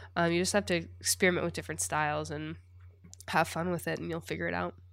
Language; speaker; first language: English; native; English